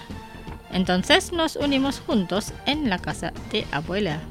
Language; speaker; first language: Spanish; non-native, fluent; Indonesian